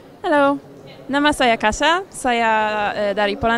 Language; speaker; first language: Indonesian; non-native, learner; Polish